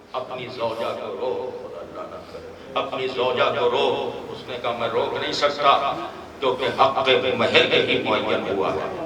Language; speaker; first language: Urdu; native; Urdu